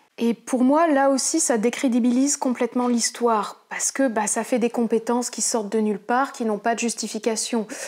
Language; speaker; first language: French; native; French